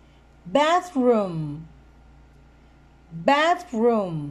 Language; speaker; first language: English; non-native, fluent; Spanish